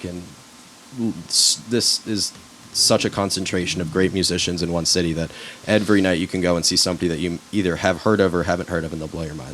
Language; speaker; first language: English; native; English